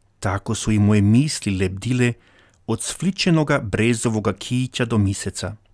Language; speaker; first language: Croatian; native; Croatian